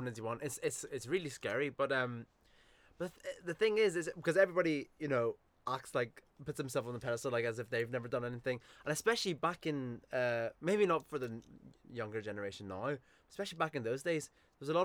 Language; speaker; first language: English; native; English